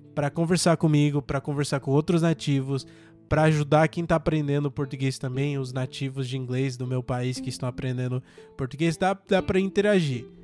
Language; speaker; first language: Portuguese; non-native, fluent; English